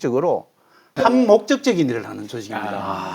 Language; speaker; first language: Korean; native; Korean